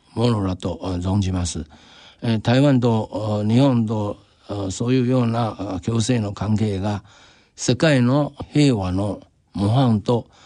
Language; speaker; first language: Japanese; non-native, fluent; Chinese